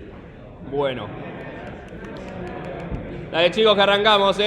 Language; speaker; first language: Spanish; native; Spanish